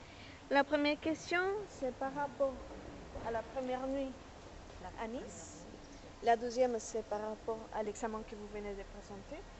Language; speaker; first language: French; non-native, fluent; Spanish